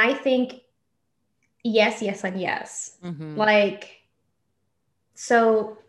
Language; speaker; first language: English; non-native, fluent; Spanish